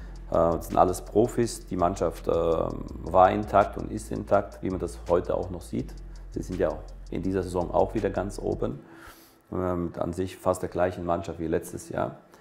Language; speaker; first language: German; native; German